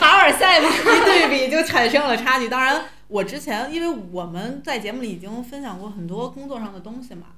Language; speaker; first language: Chinese; native; Chinese